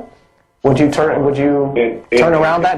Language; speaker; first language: English; native; English